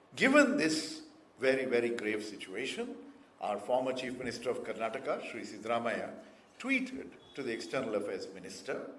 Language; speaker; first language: English; non-native, local second language; Kannada